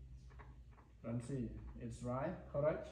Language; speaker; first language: English; non-native, learner; Khmer